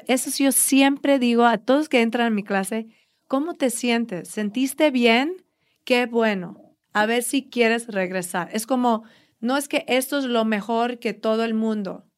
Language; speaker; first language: Spanish; early bilingual, heritage; Spanish